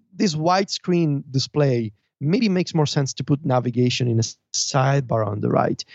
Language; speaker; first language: English; non-native, fluent; Italian